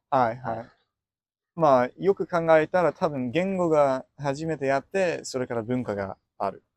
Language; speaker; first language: Japanese; non-native, fluent; English